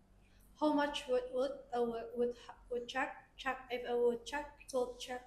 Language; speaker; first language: English; non-native, learner; Indonesian